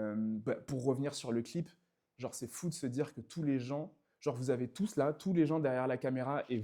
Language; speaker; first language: French; native; French